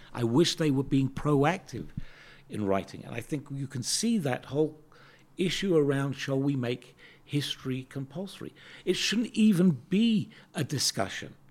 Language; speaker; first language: English; native; English